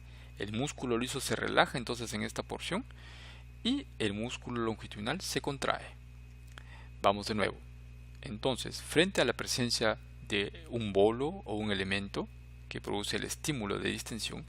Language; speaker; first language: Spanish; native; Spanish